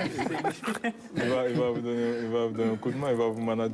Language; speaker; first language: French; non-native, local second language; Wolof